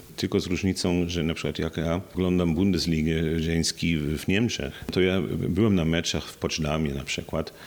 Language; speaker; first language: Polish; non-native, fluent; German